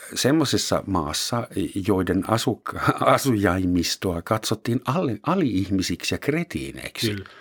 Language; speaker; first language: Finnish; non-native, fluent; German